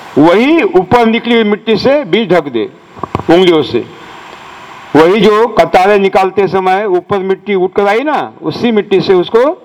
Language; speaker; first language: Hindi; non-native, local second language; Marathi